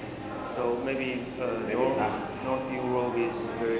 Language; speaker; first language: English; non-native, learner; Chinese